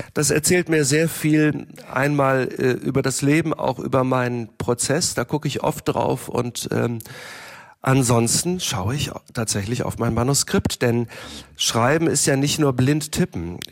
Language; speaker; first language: German; native; German